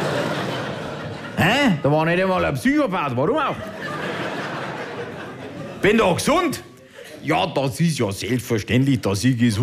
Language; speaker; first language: German; native; German